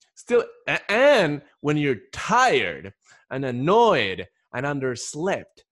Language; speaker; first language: English; non-native, fluent; Spanish